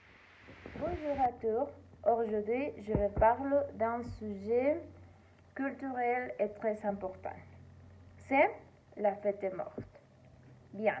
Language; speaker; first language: French; non-native, learner; Spanish